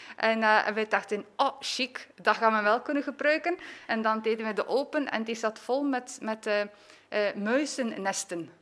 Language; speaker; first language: Dutch; non-native, fluent; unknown